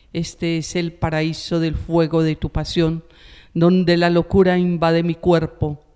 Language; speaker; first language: Spanish; native; Spanish